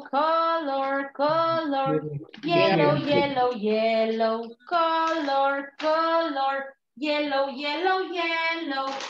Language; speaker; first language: English; non-native, learner; Spanish